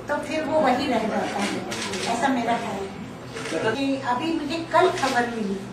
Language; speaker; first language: Hindi; non-native, local second language; Marathi